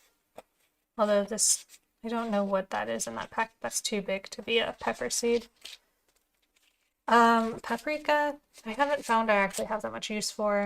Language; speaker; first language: English; native; English